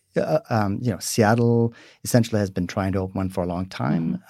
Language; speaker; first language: English; early bilingual, other home language; Swedish